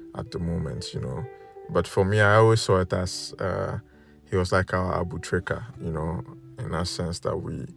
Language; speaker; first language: English; non-native, local second language; Akan